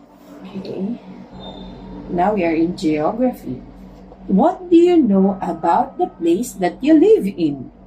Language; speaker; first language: English; non-native, local second language; Filipino